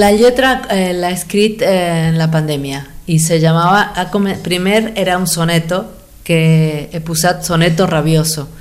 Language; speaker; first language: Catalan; non-native, fluent; Spanish